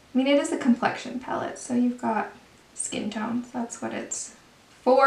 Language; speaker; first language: English; native; English